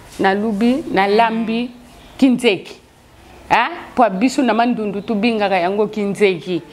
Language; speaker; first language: Lingala; non-native, local second language; Kituba (Democratic Republic of Congo)